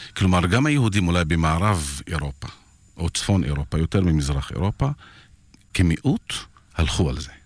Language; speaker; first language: Hebrew; non-native, local second language; Arabic